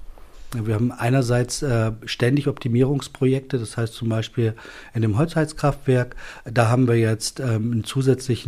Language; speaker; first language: German; native; German